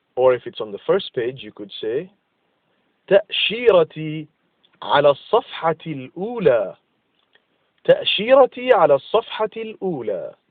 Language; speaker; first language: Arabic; non-native, fluent; English